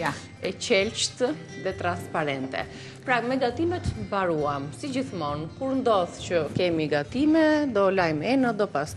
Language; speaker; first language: Albanian; native; Albanian